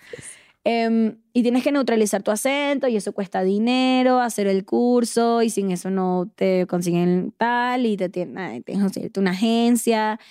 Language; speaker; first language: Spanish; native; Spanish